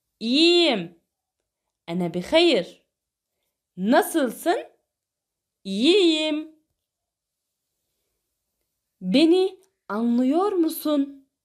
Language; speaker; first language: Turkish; non-native, fluent; Arabic